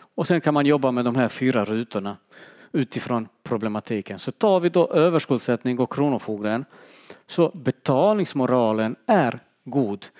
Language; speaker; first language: Swedish; non-native, fluent; Bosnian